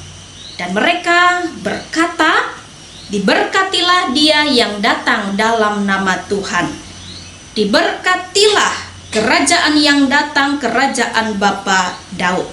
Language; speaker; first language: Indonesian; native; Indonesian